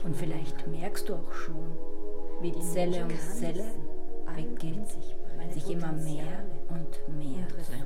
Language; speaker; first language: German; native; German